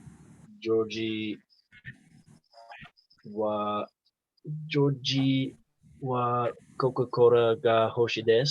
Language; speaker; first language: Japanese; non-native, learner; English